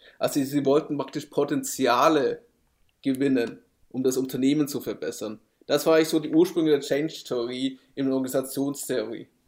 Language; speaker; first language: German; native; German